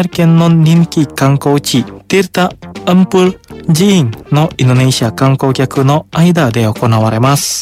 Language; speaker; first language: Japanese; non-native, fluent; Indonesian